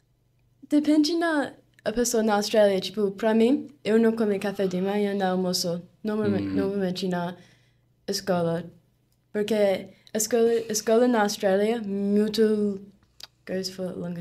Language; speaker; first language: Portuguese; non-native, learner; English